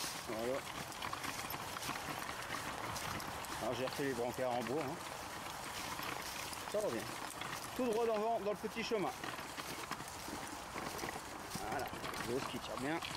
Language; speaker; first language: French; native; French